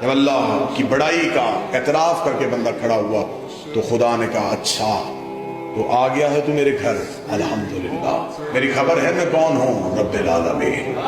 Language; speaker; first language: Urdu; native; Urdu